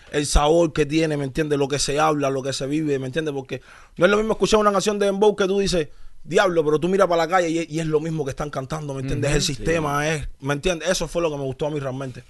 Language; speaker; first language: Spanish; native; Spanish